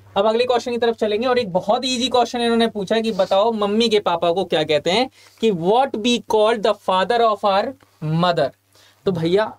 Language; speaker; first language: Hindi; native; Hindi